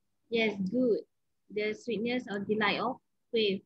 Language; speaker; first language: English; non-native, local second language; Malay